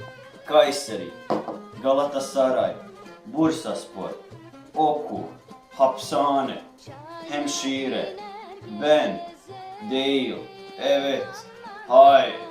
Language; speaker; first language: Turkish; non-native, learner; Bosnian